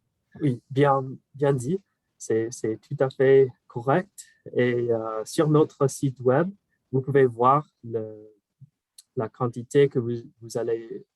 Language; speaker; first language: French; non-native, fluent; English